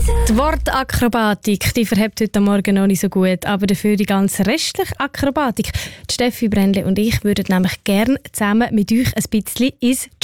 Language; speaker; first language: German; native; German